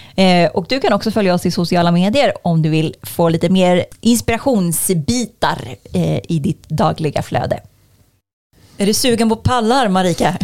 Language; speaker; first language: Swedish; native; Swedish